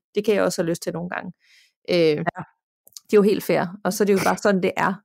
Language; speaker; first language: Danish; native; Danish